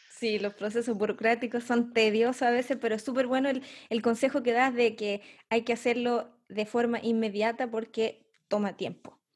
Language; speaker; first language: Spanish; native; Spanish